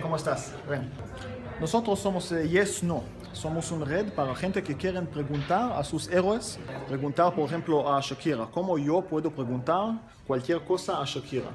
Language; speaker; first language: Spanish; non-native, learner; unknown